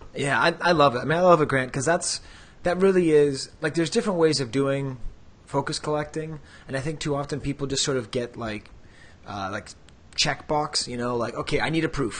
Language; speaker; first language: English; native; English